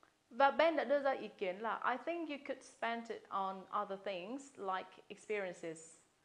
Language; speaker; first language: English; non-native, fluent; Vietnamese